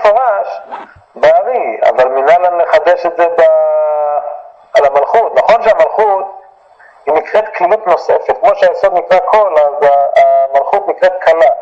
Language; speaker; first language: Hebrew; native; Hebrew